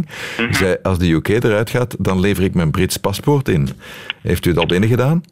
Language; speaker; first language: Dutch; native; Dutch